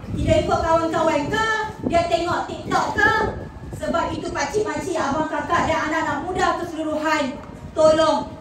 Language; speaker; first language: Malay; native; Malay